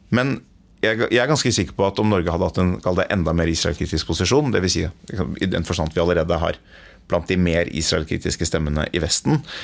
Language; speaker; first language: Norwegian; native; Norwegian